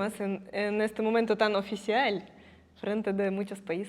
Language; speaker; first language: Spanish; non-native, fluent; Russian